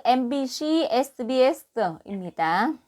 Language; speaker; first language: Korean; non-native, fluent; Vietnamese